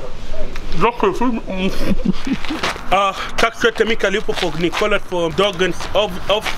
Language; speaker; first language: Swedish; non-native, learner; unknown